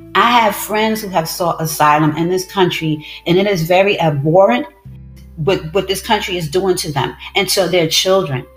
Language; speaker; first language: English; early bilingual, other home language; Spanish